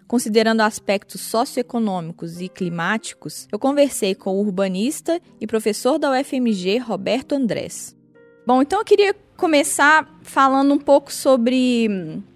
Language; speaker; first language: Portuguese; native; Portuguese